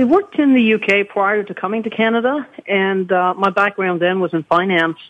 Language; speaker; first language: English; native; English